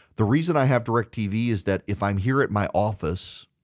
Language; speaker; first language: English; native; English